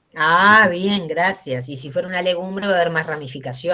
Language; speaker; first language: Spanish; native; Spanish